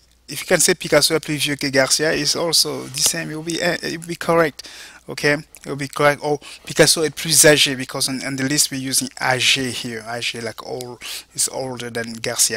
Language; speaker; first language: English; non-native, fluent; French